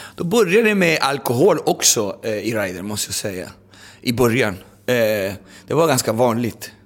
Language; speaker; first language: Swedish; early bilingual, other home language; Spanish